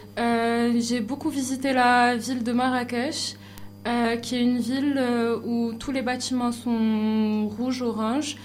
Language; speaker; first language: French; non-native, local second language; Arabic